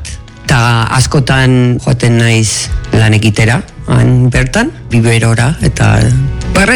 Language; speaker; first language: Basque; non-native, learner; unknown